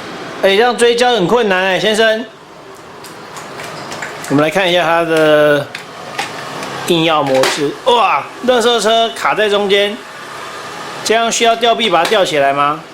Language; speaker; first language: Chinese; native; Chinese